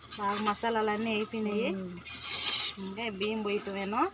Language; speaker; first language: Telugu; native; Telugu